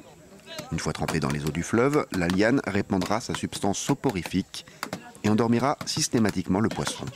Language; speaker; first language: French; native; French